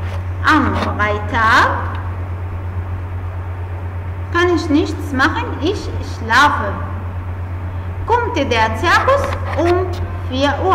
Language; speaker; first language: German; non-native, fluent; Arabic